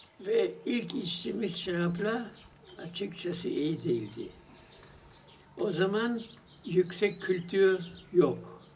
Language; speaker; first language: Turkish; non-native, fluent; German